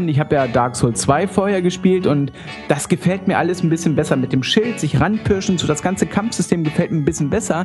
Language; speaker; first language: German; native; German